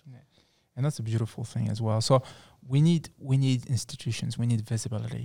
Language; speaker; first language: English; non-native, fluent; French